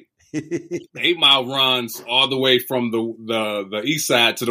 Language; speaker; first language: English; native; English